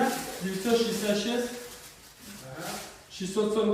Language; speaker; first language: Russian; non-native, local second language; Tajik